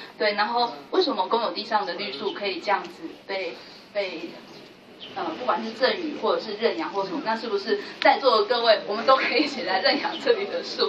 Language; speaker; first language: Chinese; native; Chinese